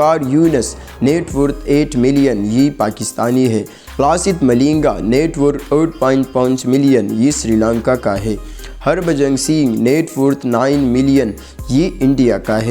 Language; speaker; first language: Hindi; native; Hindi